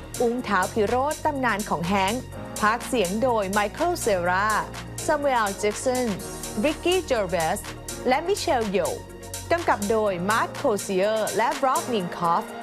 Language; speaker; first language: Thai; native; Thai